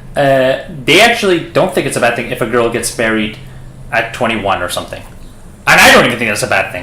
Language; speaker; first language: English; early bilingual, other home language; Persian